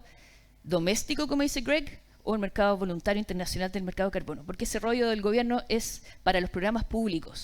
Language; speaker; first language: Spanish; native; Spanish